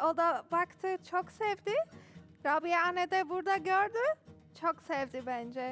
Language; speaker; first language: Turkish; non-native, learner; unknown